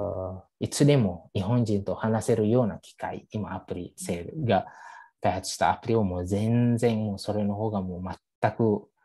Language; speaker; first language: Japanese; non-native, fluent; Indonesian